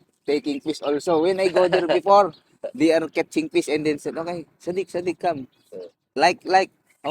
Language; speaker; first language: English; non-native, local second language; Filipino